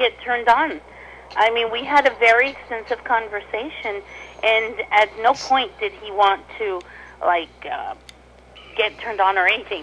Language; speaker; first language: English; non-native, fluent; Spanish